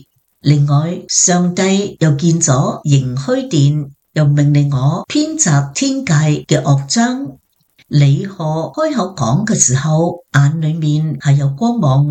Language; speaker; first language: Chinese; native; Chinese